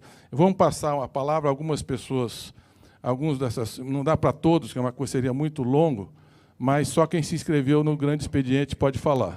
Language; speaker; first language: Portuguese; native; Portuguese